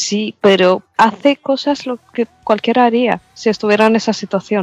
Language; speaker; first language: Spanish; native; Spanish